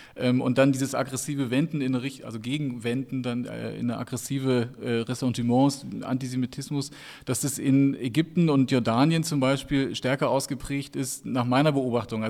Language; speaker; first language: German; native; German